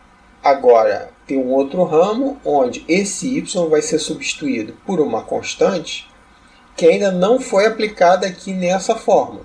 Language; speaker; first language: Portuguese; native; Portuguese